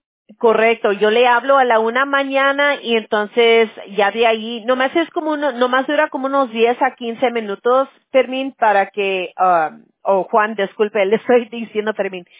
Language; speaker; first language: Spanish; early bilingual, heritage; Spanish